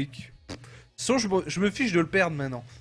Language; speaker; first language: French; native; French